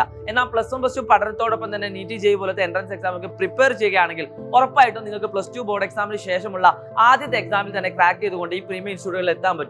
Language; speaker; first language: Malayalam; native; Malayalam